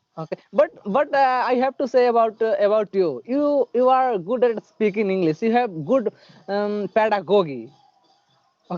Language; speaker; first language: English; non-native, learner; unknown